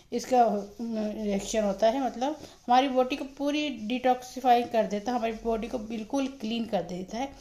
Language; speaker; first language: Hindi; non-native, local second language; Odia